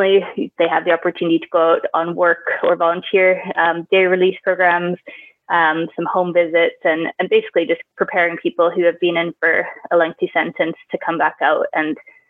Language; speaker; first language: English; native; English